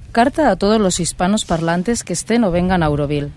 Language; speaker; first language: Spanish; native; Spanish